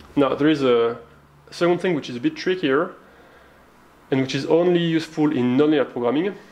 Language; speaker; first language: English; non-native, fluent; French